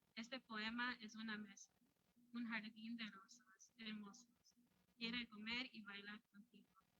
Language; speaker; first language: Spanish; early bilingual, heritage; Spanish